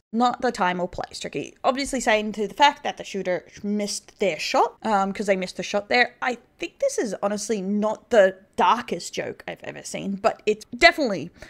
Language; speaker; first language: English; native; English